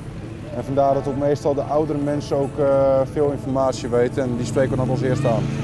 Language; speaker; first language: Dutch; native; Dutch